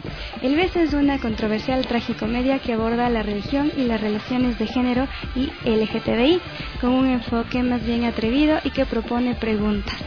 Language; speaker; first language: Spanish; native; Spanish